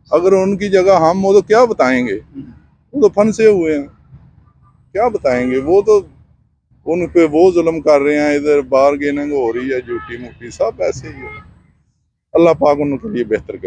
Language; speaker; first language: Urdu; non-native, local second language; Punjabi